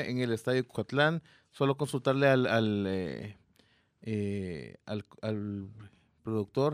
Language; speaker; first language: Spanish; native; Spanish